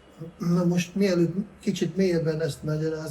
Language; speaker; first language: Hungarian; non-native, fluent; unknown